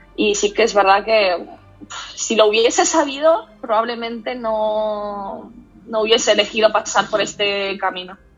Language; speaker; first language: Spanish; early bilingual, other home language; Russian